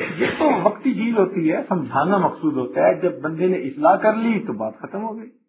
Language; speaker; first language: Urdu; non-native, local second language; Punjabi